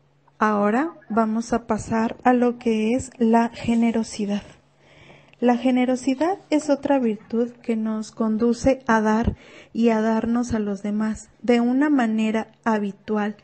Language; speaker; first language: Spanish; native; Spanish